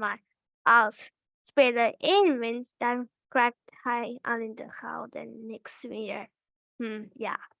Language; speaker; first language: Dutch; early bilingual, other home language; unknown